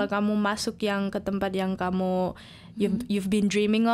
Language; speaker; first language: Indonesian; early bilingual, heritage; Indonesian